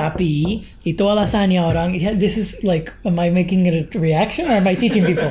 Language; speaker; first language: English; native; English